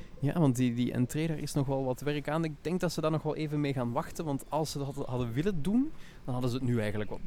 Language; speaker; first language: Dutch; native; Dutch